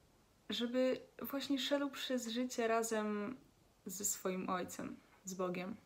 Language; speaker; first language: Polish; native; Polish